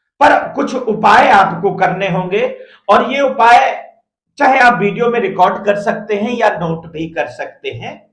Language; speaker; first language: Hindi; native; Hindi